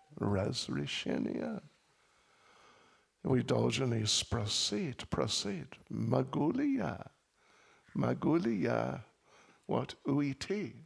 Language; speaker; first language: Russian; non-native, learner; English